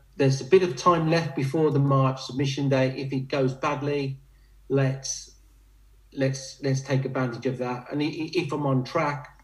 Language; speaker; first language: English; native; English